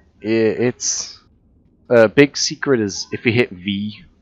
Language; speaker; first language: English; native; English